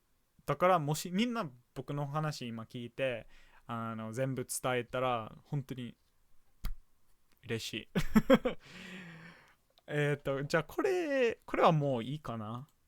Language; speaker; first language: Japanese; non-native, fluent; English